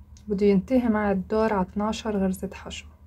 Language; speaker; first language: Arabic; native; Arabic